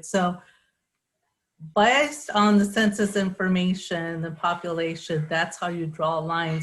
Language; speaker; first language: English; native; English